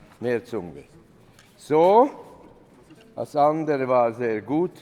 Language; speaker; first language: German; non-native, fluent; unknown